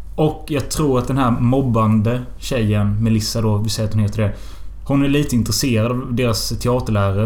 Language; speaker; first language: Swedish; native; Swedish